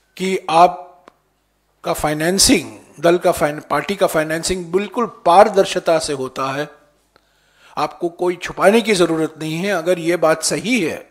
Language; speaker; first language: Hindi; native; Hindi